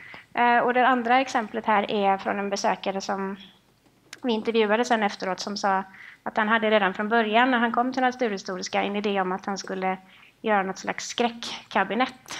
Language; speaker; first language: Swedish; native; Swedish